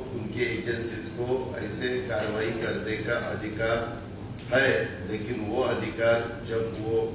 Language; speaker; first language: Hindi; non-native, local second language; Marathi